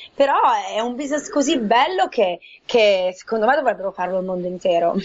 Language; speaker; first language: Italian; native; Italian